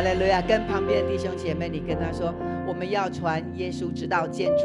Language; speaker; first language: Chinese; native; Chinese